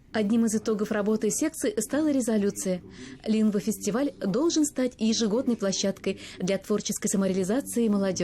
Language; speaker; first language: Russian; native; Russian